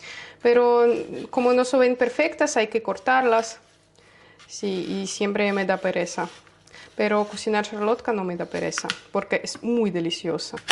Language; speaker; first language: Spanish; non-native, learner; Russian